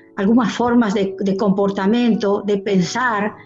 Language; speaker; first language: Portuguese; non-native, fluent; Spanish